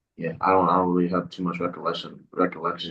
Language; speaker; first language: English; native; English